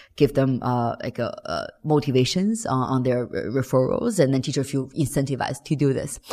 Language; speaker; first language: English; non-native, fluent; Chinese